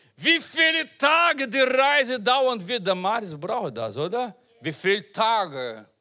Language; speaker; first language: German; non-native, learner; Portuguese